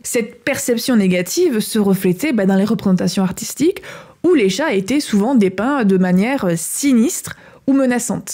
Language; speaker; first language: French; native; French